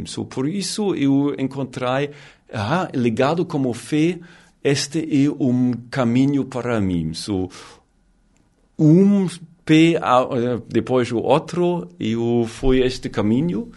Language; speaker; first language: Portuguese; non-native, learner; German